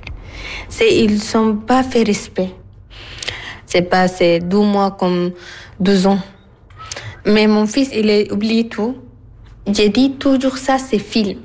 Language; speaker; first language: French; non-native, learner; Arabic